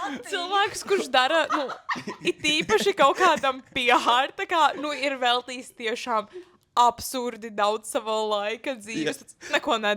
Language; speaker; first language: Latvian; native; Latvian